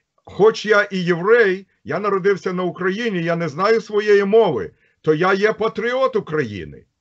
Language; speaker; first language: Ukrainian; non-native, local second language; Russian